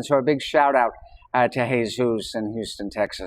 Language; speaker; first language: English; native; English